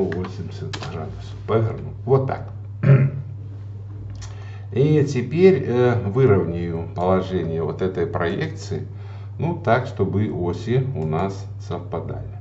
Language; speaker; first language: Russian; native; Russian